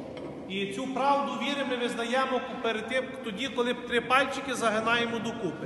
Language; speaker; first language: Ukrainian; native; Ukrainian